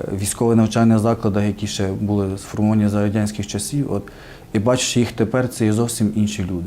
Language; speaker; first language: Ukrainian; native; Ukrainian